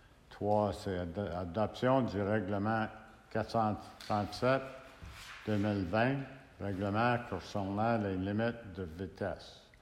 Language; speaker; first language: French; native; French